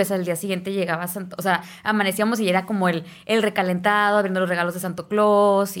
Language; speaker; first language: Spanish; native; Spanish